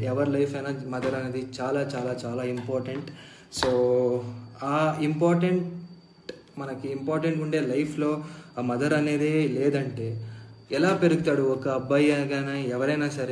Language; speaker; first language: Telugu; non-native, fluent; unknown